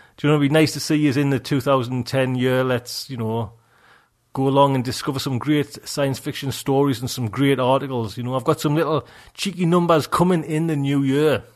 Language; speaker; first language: English; native; English